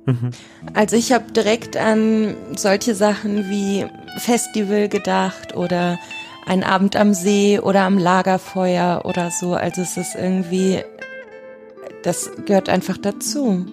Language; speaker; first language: German; native; German